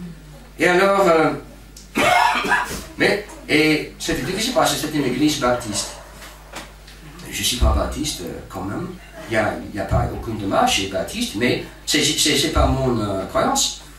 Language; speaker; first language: French; non-native, fluent; English